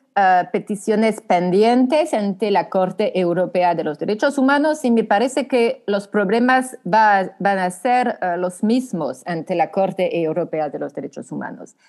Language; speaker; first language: Spanish; non-native, fluent; French